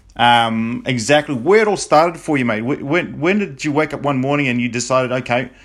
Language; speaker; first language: English; native; English